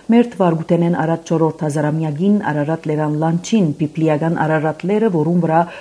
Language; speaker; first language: Armenian; early bilingual, heritage; Armenian